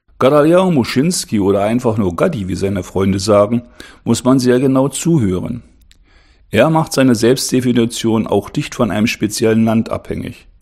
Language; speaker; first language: German; native; German